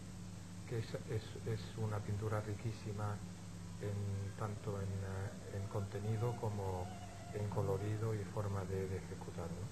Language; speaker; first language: Spanish; native; Spanish